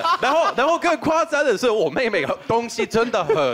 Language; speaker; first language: Chinese; non-native, fluent; Swedish